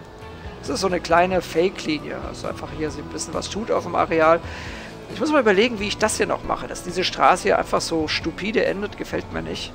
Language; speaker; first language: German; native; German